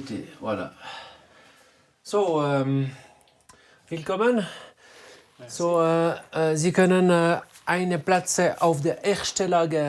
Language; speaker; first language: German; non-native, learner; French